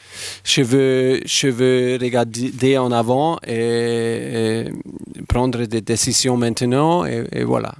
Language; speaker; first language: French; non-native, fluent; German